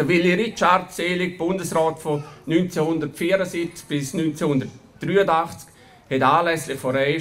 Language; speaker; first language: German; native; German